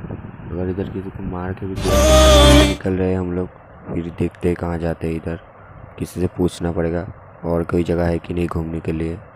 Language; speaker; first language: Hindi; non-native, local second language; Bangla